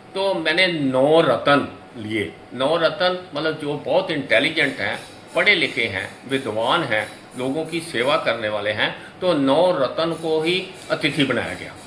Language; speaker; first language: Hindi; non-native, local second language; Punjabi